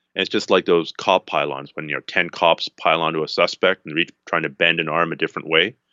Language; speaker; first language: English; native; English